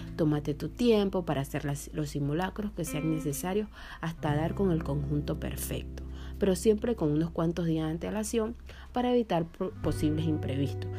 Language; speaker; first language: Spanish; native; Spanish